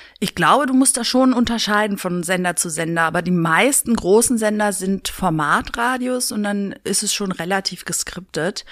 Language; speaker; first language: German; early bilingual, other home language; Greek